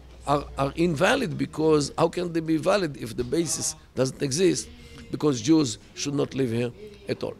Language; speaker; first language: English; non-native, fluent; Hebrew